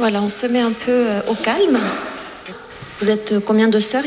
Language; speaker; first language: French; native; French